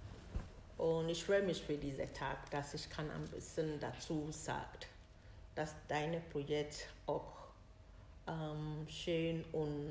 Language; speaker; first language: German; non-native, learner; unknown